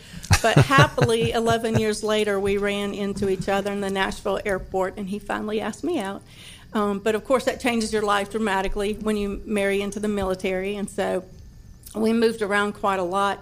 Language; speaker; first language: English; native; English